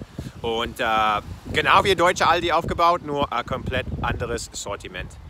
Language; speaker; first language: German; non-native, fluent; English